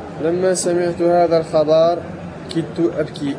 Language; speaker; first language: Arabic; non-native, learner; French